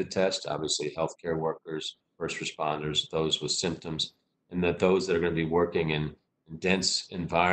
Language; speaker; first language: English; native; English